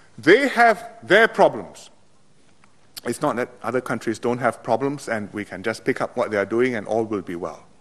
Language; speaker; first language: English; native; English